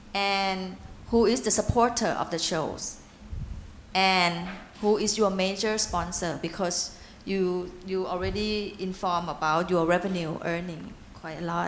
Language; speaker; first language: English; non-native, fluent; Thai